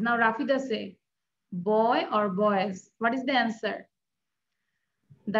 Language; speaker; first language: English; non-native, local second language; Bangla